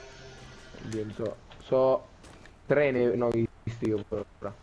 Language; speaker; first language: Italian; native; Italian